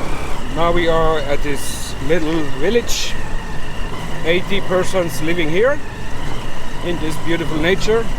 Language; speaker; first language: English; non-native, fluent; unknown